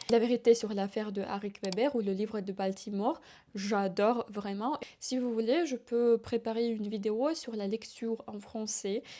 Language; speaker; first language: French; non-native, fluent; Ukrainian